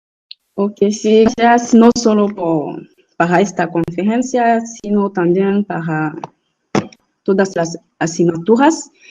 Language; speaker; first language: Spanish; non-native, fluent; French